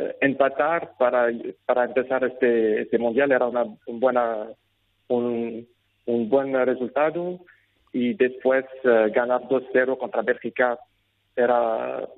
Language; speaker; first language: Spanish; non-native, learner; Arabic